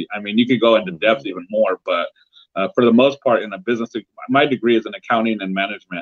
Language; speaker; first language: English; native; English